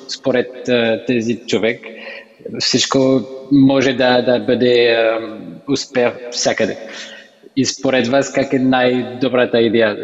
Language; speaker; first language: Bulgarian; non-native, learner; French